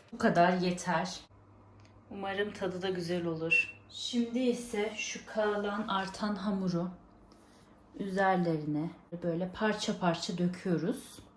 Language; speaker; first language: Turkish; native; Turkish